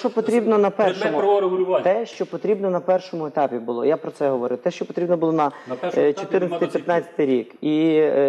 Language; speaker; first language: Ukrainian; native; Ukrainian